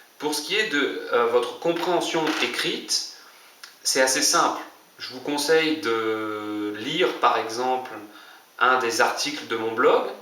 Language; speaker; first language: French; native; French